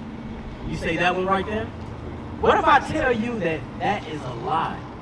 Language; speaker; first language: English; native; English